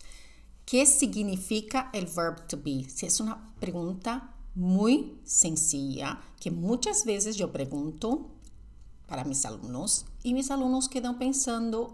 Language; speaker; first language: Spanish; non-native, fluent; Portuguese